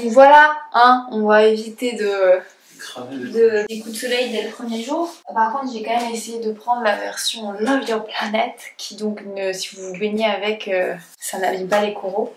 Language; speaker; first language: French; native; French